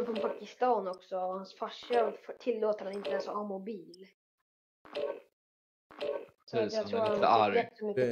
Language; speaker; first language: Swedish; early bilingual, other home language; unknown